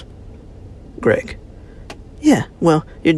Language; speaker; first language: English; native; English